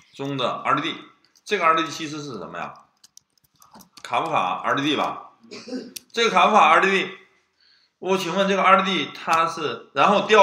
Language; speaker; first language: Chinese; native; Chinese